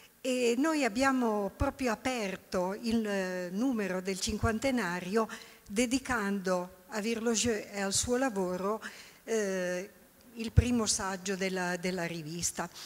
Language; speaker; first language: Italian; native; Italian